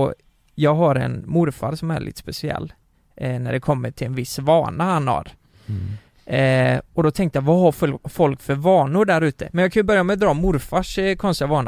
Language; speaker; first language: Swedish; native; Swedish